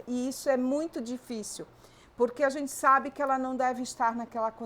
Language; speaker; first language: Portuguese; native; Portuguese